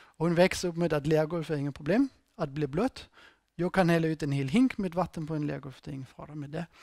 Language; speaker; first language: Swedish; non-native, fluent; German